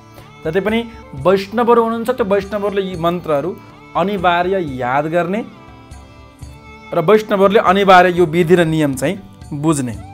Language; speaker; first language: Nepali; native; Nepali